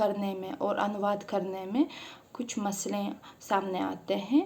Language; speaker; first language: Hindi; non-native, fluent; Uzbek